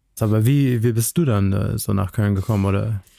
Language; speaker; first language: German; non-native, fluent; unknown